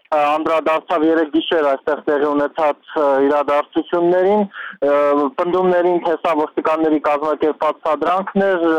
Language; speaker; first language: Armenian; native; Armenian